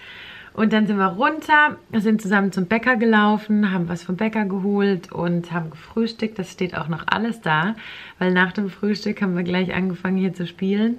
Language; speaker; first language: German; native; German